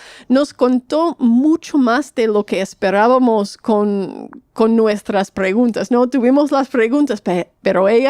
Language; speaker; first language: Spanish; non-native, fluent; English